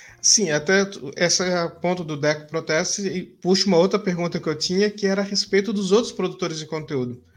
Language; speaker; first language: Portuguese; native; Portuguese